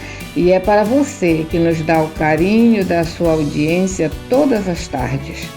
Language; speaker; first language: Portuguese; native; Portuguese